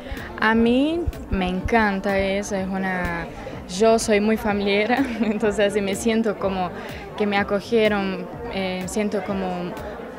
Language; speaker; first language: Spanish; non-native, fluent; Portuguese